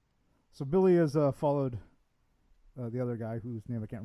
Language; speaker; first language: English; native; English